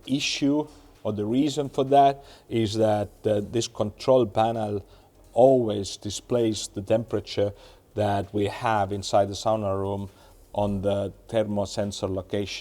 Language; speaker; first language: English; non-native, fluent; Estonian